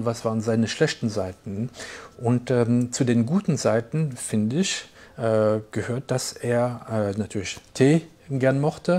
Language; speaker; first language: German; non-native, fluent; French